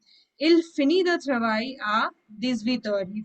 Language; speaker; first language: French; non-native, learner; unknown